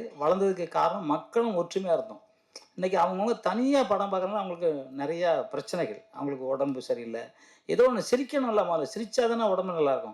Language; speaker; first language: Tamil; native; Tamil